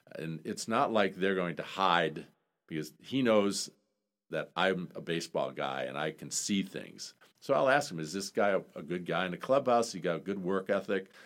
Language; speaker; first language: English; native; English